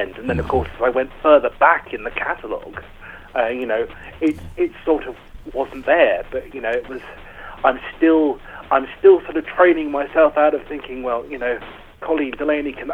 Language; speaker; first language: English; native; English